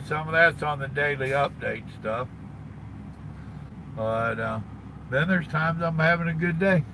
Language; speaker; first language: English; native; English